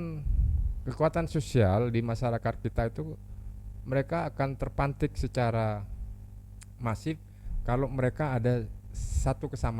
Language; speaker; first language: Indonesian; non-native, local second language; Javanese